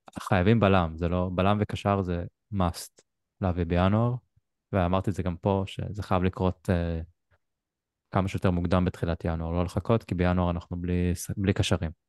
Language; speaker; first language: Hebrew; native; Hebrew